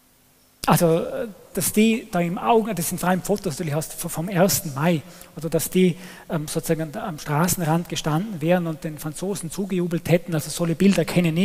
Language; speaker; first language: German; native; German